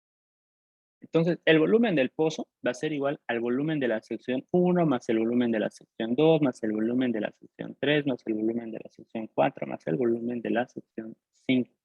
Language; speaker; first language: Spanish; native; Spanish